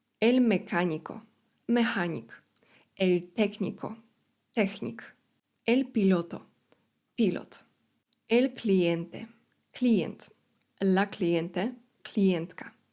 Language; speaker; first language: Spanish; non-native, fluent; Polish